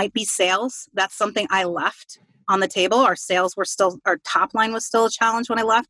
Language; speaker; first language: English; native; English